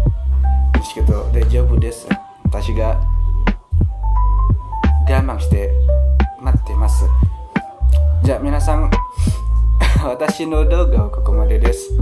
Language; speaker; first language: Japanese; non-native, learner; Indonesian